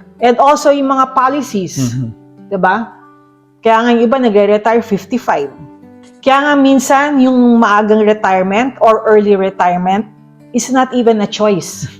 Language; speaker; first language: Filipino; native; Filipino